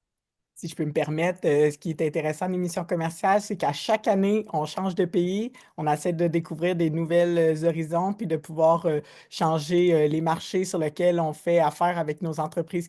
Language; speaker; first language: French; native; French